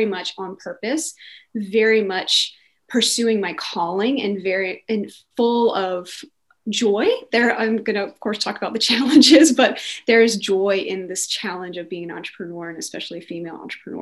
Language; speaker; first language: English; native; English